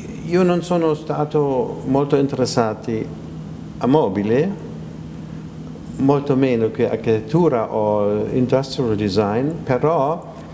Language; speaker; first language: Italian; non-native, fluent; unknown